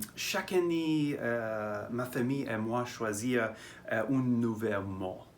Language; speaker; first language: French; non-native, learner; English